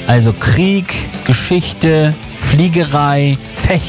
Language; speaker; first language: German; native; German